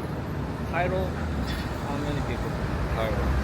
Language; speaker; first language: English; non-native, learner; Korean